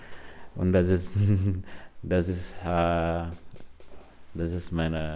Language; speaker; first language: German; non-native, learner; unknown